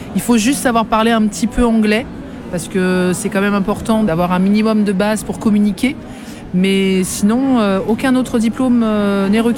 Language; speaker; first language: French; native; French